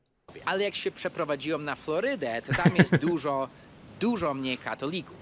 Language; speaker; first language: Polish; early bilingual, heritage; Polish